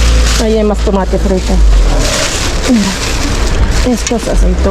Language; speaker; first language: Spanish; non-native, fluent; Filipino